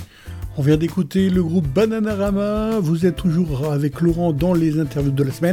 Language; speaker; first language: French; native; French